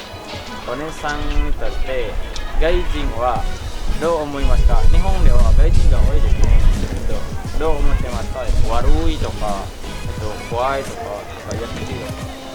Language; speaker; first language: Japanese; non-native, learner; Indonesian